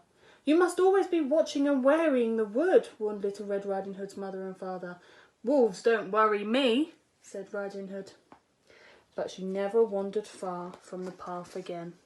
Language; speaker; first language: English; native; English